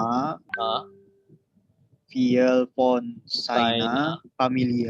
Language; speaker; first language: German; non-native, learner; Indonesian